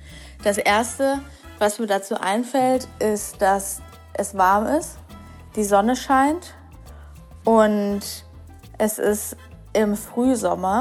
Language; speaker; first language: German; native; German